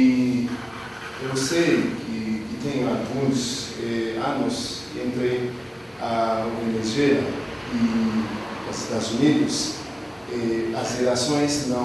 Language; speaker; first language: Portuguese; non-native, learner; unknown